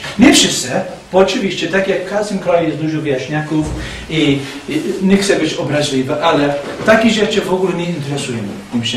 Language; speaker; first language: Polish; non-native, fluent; English